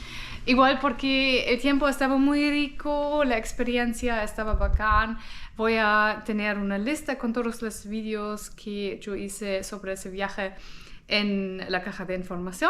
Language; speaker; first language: Spanish; non-native, fluent; German